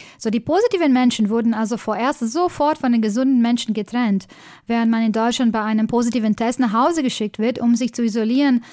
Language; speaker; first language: German; native; German